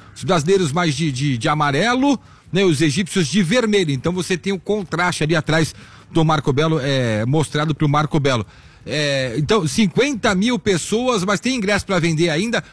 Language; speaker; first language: Portuguese; native; Portuguese